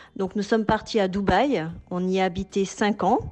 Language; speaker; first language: French; native; French